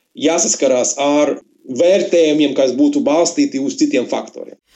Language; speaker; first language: Latvian; non-native, local second language; Russian